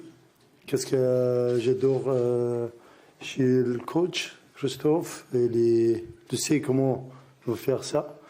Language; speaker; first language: French; non-native, learner; Arabic